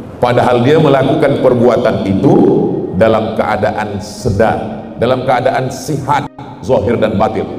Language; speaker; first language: Malay; native; Malay